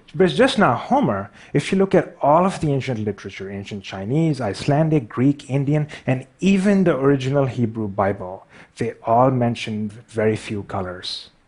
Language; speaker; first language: English; non-native, local second language; Urdu